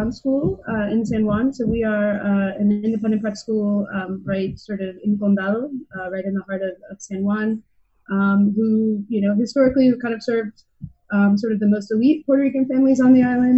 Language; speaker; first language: English; native; English